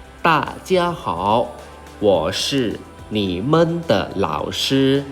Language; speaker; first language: Chinese; non-native, fluent; Thai